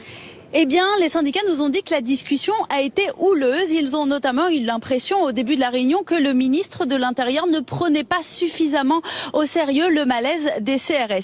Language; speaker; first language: French; native; French